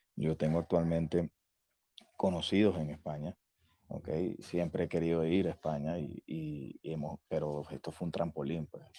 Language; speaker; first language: Spanish; native; Spanish